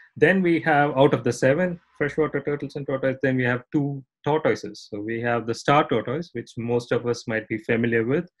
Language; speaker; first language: English; non-native, local second language; Tamil